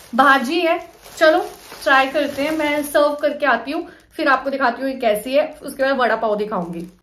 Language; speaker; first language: Hindi; native; Hindi